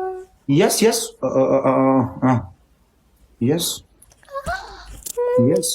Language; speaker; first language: English; non-native, learner; Pashto